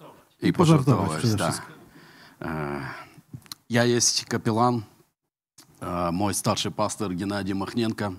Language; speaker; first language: Polish; non-native, learner; Russian